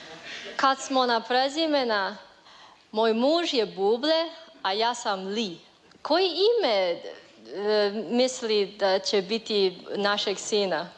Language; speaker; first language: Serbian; non-native, learner; Chinese